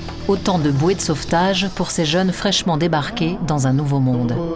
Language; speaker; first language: French; native; French